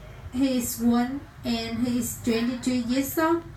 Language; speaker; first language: English; non-native, learner; Vietnamese